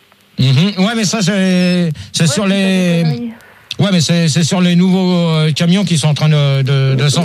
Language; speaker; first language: French; native; French